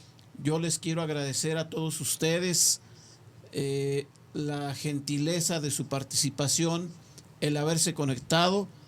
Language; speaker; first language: Spanish; native; Spanish